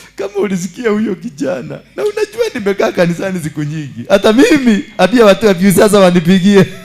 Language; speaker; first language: Swahili; non-native, local second language; Kikuyu